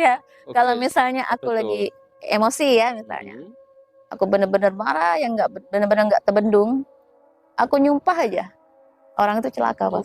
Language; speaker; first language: Indonesian; native; Indonesian